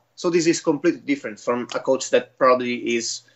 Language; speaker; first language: English; non-native, fluent; Italian